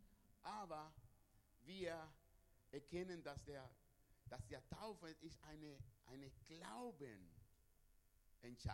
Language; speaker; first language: German; non-native, learner; Spanish